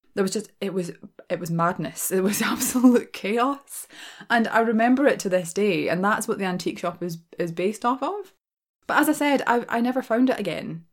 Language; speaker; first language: English; native; English